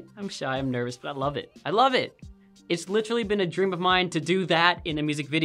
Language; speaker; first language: English; native; English